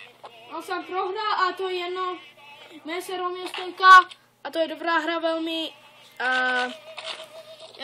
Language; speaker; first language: Czech; non-native, learner; Slovak